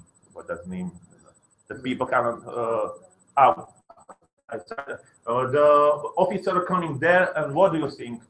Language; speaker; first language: English; non-native, learner; Slovak